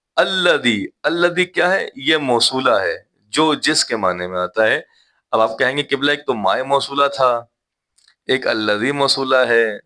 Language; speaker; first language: Urdu; native; Urdu